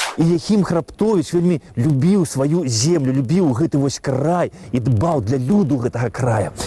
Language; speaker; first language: Belarusian; native; Belarusian